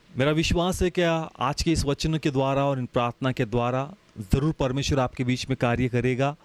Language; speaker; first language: Hindi; non-native, local second language; Marathi